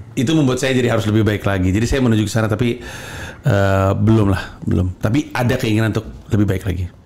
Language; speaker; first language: Indonesian; native; Indonesian